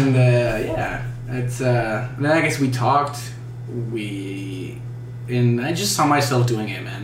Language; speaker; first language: English; non-native, fluent; Spanish